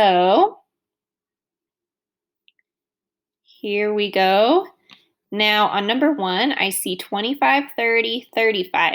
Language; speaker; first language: English; native; English